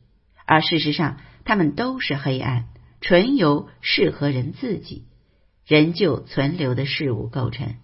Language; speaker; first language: Chinese; native; Chinese